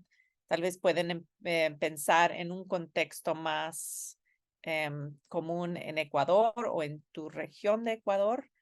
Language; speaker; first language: Spanish; non-native, fluent; English